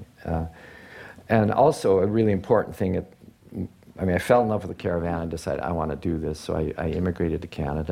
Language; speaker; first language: English; native; English